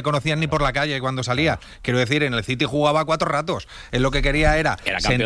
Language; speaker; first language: Spanish; native; Spanish